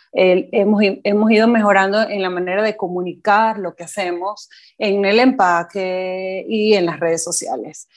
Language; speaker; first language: Spanish; native; Spanish